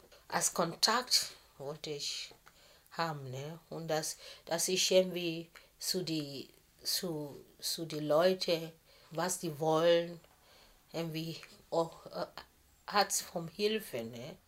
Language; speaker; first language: German; non-native, fluent; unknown